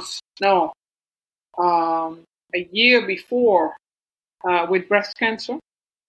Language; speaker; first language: English; non-native, fluent; Dutch